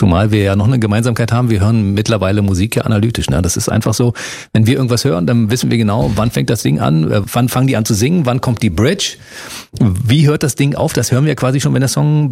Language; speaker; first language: German; native; German